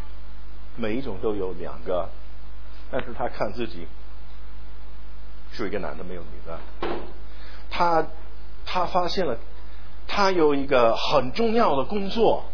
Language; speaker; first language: Chinese; non-native, fluent; English